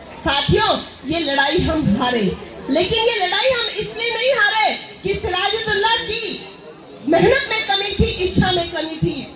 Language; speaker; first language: Hindi; native; Hindi